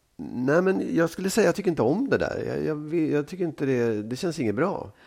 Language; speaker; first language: Swedish; native; Swedish